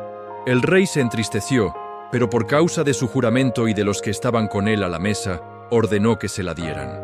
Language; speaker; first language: Spanish; native; Spanish